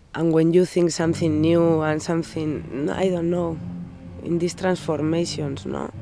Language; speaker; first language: English; non-native, learner; Spanish